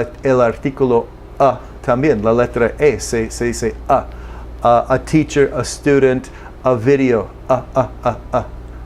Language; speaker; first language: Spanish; non-native, fluent; English